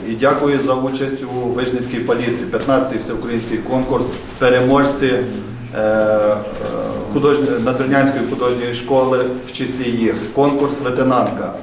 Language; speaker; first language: Ukrainian; native; Ukrainian